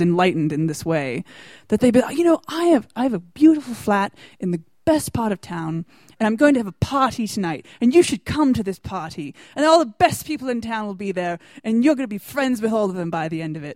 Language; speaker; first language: English; native; English